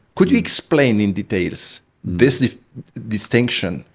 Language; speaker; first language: English; non-native, fluent; Romanian